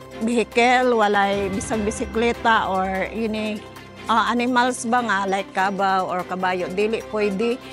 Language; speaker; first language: Cebuano; native; Cebuano